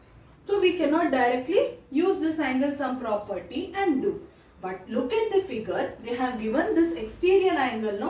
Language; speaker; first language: English; non-native, local second language; Kannada